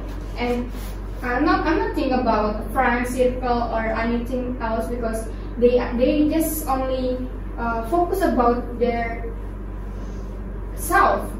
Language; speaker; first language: English; non-native, learner; Indonesian